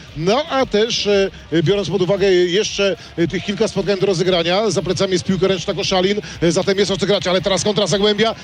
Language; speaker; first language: Polish; native; Polish